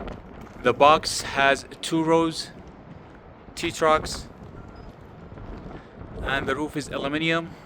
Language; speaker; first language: English; non-native, learner; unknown